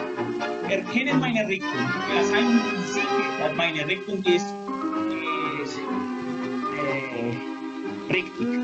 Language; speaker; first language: German; non-native, learner; Spanish